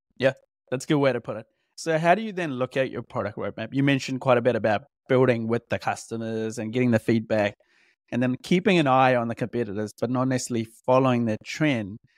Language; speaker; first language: English; native; English